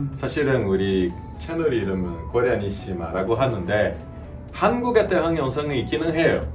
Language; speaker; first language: Korean; non-native, fluent; Portuguese